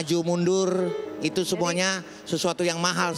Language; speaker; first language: Indonesian; native; Indonesian